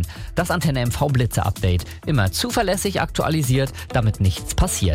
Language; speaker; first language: German; native; German